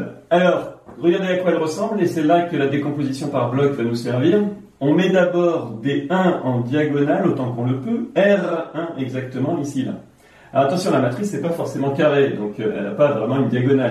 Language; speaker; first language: French; native; French